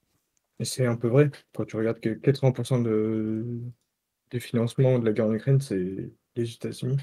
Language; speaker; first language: French; native; French